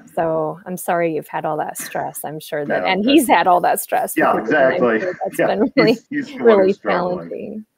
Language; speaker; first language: English; native; English